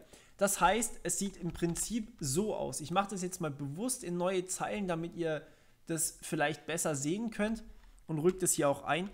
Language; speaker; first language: German; native; German